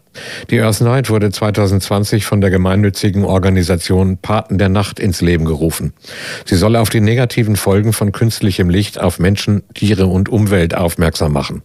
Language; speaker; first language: German; native; German